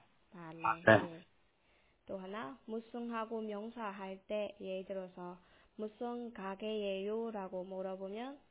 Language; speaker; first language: Korean; non-native, local second language; Burmese